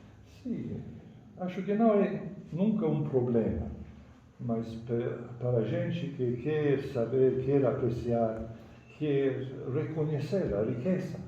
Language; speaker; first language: Portuguese; non-native, fluent; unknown